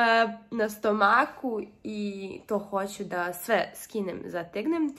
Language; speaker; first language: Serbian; early bilingual, heritage; Serbian